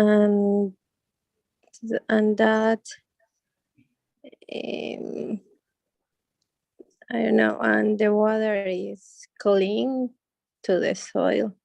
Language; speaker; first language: English; non-native, learner; Spanish